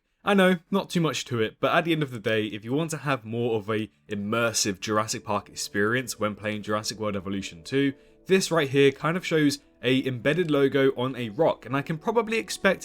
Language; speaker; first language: English; native; English